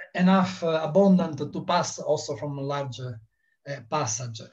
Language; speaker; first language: English; non-native, learner; Italian